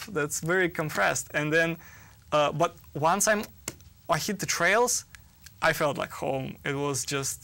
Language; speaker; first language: English; non-native, fluent; Russian